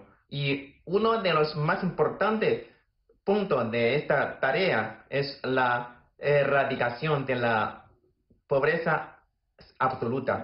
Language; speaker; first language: Spanish; non-native, fluent; Chinese